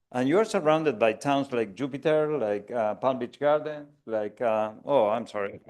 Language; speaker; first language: English; non-native, fluent; Spanish